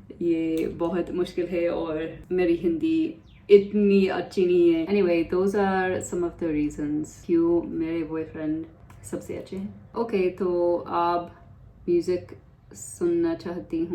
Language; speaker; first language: Hindi; non-native, learner; English